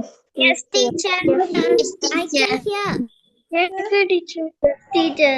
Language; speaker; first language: English; non-native, learner; Tamil